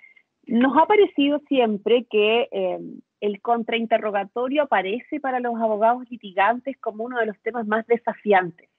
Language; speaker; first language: Spanish; native; Spanish